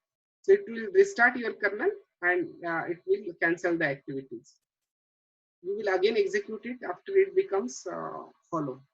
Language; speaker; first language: English; non-native, local second language; Marathi